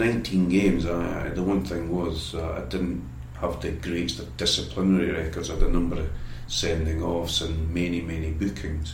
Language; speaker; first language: English; native; English